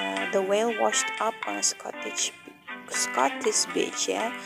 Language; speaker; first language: English; non-native, fluent; Indonesian